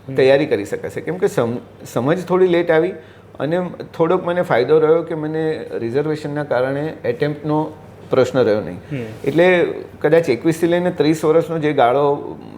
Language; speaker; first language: Gujarati; native; Gujarati